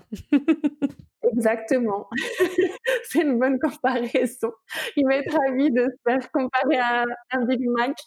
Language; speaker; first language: French; native; French